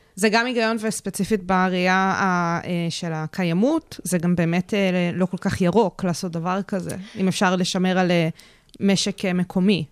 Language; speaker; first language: Hebrew; native; Hebrew